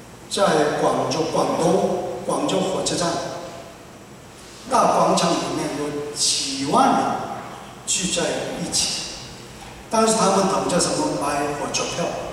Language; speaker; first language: Chinese; non-native, fluent; Korean